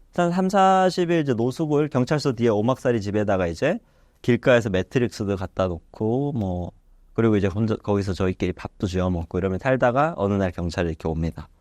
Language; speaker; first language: Korean; native; Korean